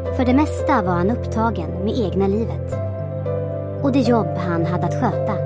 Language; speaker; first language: Swedish; non-native, fluent; Croatian